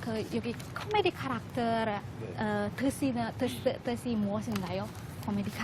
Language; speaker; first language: Korean; non-native, fluent; Indonesian